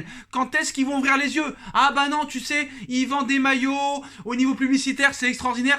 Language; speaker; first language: French; native; French